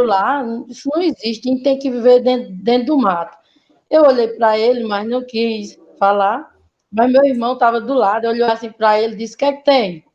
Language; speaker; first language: Portuguese; native; Portuguese